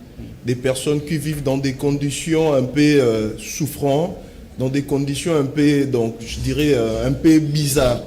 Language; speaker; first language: French; non-native, local second language; Lingala